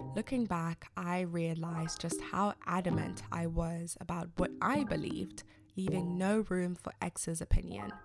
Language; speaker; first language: English; non-native, local second language; Shona